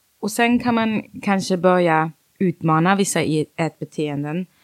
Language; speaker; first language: Swedish; non-native, fluent; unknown